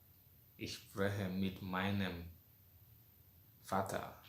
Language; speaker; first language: German; non-native, fluent; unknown